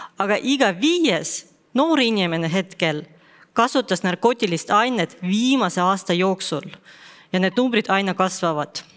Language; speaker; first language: Estonian; non-native, local second language; Russian